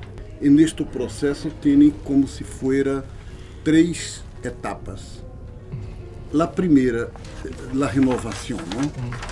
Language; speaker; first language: Spanish; non-native, local second language; Portuguese